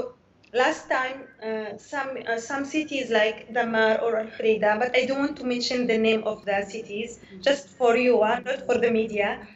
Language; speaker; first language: English; non-native, learner; Arabic